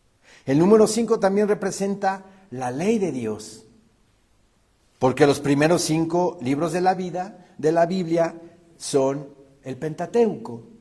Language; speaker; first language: Spanish; native; Spanish